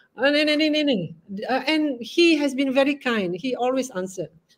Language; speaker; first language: English; non-native, local second language; Malay